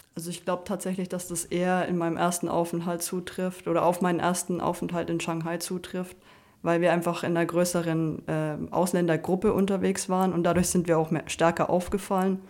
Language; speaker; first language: German; native; German